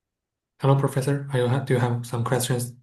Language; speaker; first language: English; non-native, fluent; Chinese